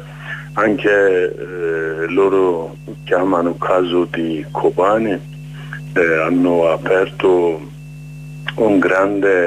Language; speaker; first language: Italian; non-native, learner; Kurdish